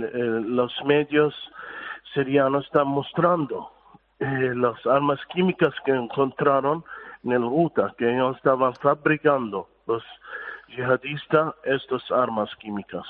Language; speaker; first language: Spanish; non-native, fluent; Arabic